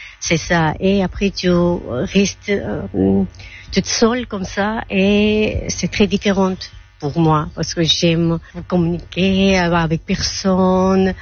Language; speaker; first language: French; non-native, learner; Georgian